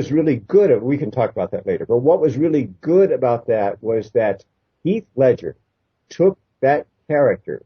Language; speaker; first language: English; native; English